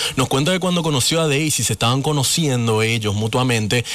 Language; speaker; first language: Spanish; native; Spanish